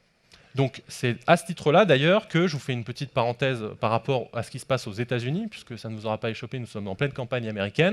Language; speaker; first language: French; native; French